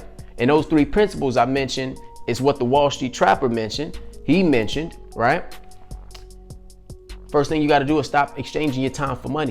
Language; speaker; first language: English; native; English